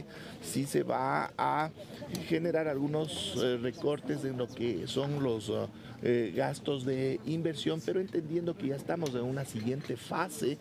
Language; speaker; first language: Spanish; native; Spanish